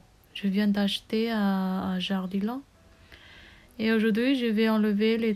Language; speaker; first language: French; non-native, learner; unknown